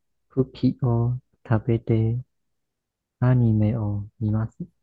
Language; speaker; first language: Japanese; non-native, learner; Chinese